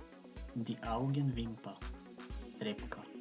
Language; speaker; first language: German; non-native, fluent; Macedonian